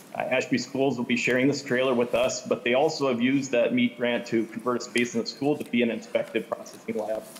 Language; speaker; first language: English; native; English